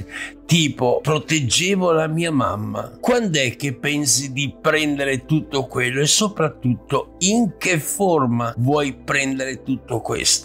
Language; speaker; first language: Italian; native; Italian